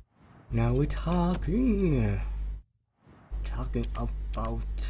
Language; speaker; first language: English; non-native, learner; Swedish